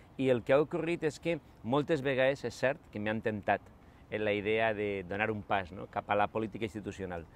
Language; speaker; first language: Catalan; non-native, local second language; Spanish